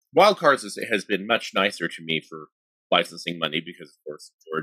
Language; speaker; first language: English; native; English